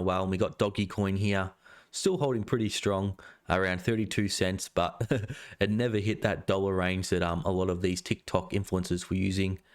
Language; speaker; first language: English; native; English